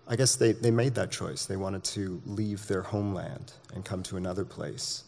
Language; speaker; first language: English; native; English